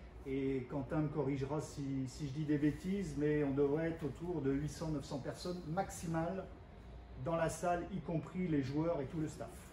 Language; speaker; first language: French; native; French